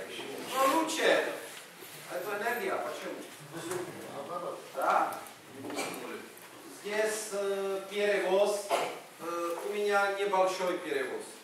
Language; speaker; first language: Russian; non-native, learner; Czech